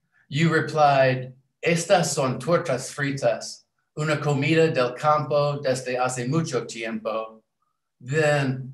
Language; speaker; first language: Spanish; non-native, fluent; English